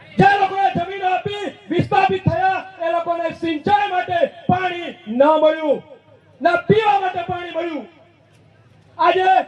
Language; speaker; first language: Gujarati; non-native, local second language; Bhili